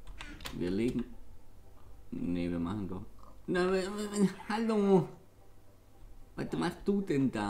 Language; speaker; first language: German; native; German